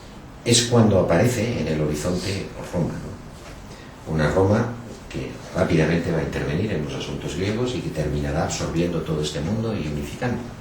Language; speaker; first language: Spanish; native; Spanish